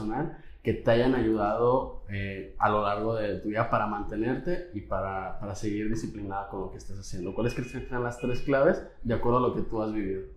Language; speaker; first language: Spanish; native; Spanish